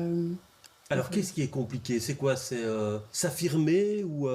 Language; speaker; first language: French; native; French